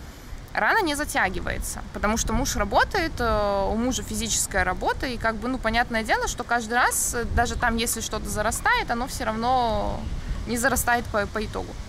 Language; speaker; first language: Russian; native; Russian